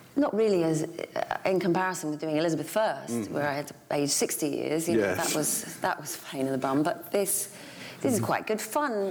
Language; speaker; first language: English; native; English